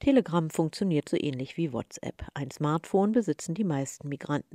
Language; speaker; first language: German; native; German